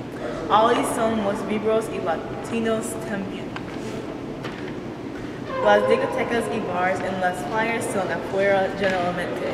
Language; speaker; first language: Spanish; non-native, learner; English